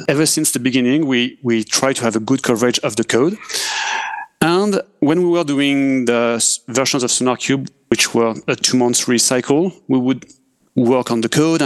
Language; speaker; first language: English; non-native, fluent; French